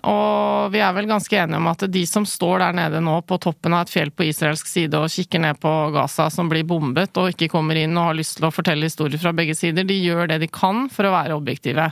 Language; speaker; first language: Norwegian; early bilingual, other home language; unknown